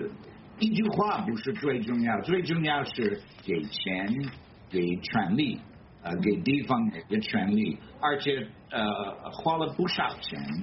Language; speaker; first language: Chinese; non-native, fluent; English